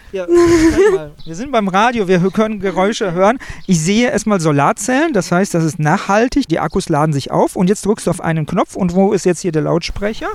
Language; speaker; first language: German; native; German